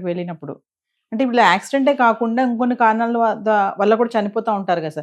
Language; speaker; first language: Telugu; native; Telugu